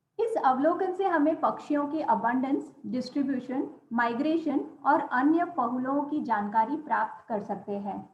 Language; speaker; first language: Hindi; non-native, local second language; Gujarati